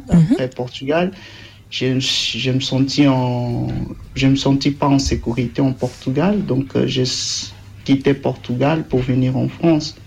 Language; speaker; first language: French; non-native, learner; Portuguese